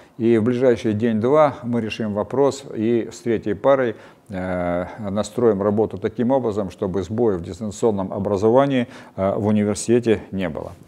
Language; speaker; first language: Russian; native; Russian